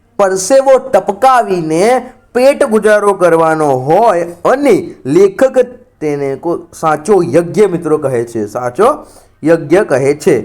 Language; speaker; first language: Gujarati; non-native, local second language; Marathi